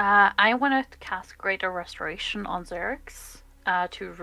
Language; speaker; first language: English; non-native, fluent; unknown